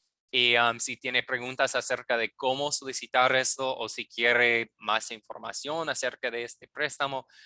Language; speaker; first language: Spanish; non-native, fluent; English